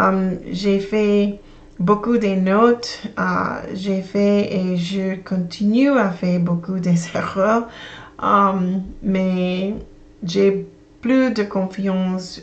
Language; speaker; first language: French; non-native, learner; English